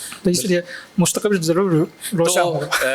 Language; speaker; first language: Hindi; non-native, fluent; Japanese